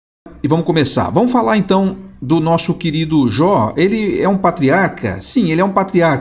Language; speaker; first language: Portuguese; native; Portuguese